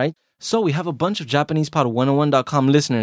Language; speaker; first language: English; native; English